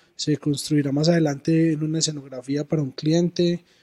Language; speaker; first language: Spanish; native; Spanish